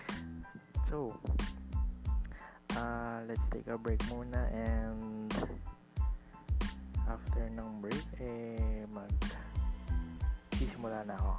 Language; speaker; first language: English; non-native, local second language; Filipino